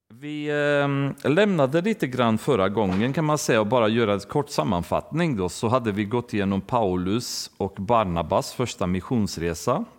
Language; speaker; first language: Swedish; non-native, fluent; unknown